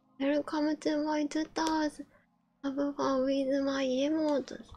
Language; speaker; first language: English; non-native, learner; Japanese